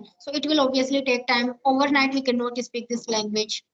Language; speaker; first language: English; non-native, learner; Hindi